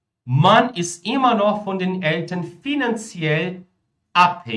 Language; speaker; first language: German; non-native, fluent; Portuguese